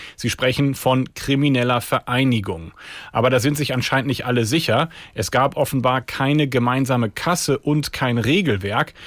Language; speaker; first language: German; native; German